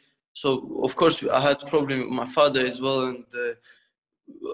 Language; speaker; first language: English; non-native, fluent; Russian